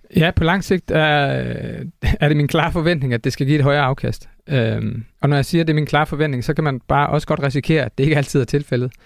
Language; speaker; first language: Danish; native; Danish